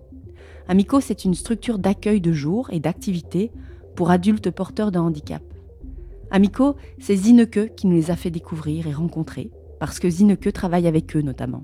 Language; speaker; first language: French; native; French